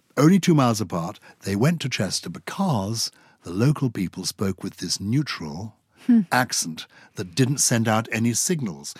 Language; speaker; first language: English; native; English